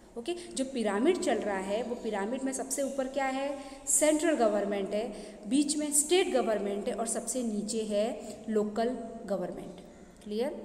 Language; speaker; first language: Hindi; non-native, local second language; Gujarati